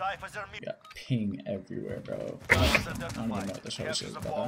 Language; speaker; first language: English; native; English